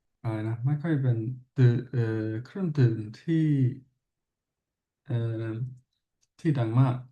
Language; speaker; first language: Thai; non-native, learner; English